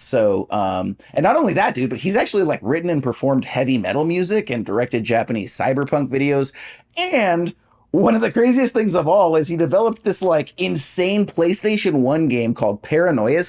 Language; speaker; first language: English; native; English